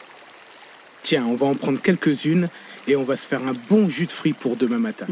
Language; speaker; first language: French; native; French